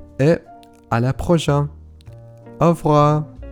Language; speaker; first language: French; non-native, learner; Spanish